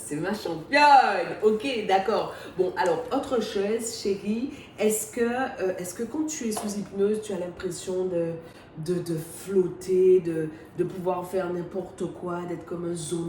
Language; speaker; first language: French; native; French